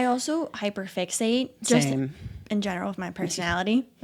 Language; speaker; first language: English; native; English